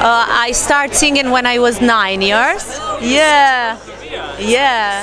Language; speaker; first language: English; non-native, learner; Albanian